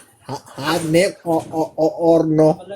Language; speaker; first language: English; non-native, learner; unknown